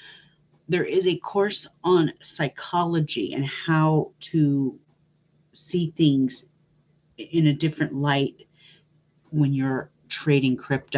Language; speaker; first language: English; native; English